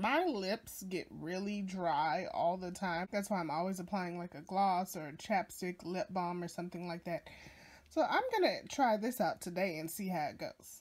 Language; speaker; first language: English; native; English